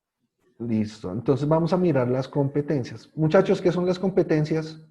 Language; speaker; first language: Spanish; native; Spanish